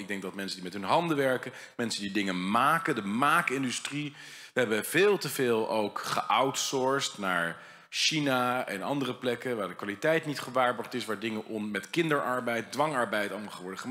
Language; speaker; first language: Dutch; native; Dutch